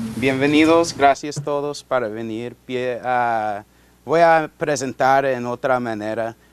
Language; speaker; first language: Spanish; non-native, learner; English